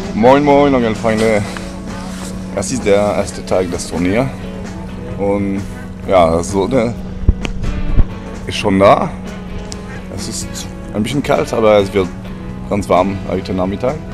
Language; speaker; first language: German; non-native, learner; French